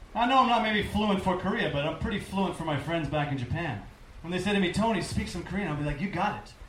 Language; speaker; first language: English; native; English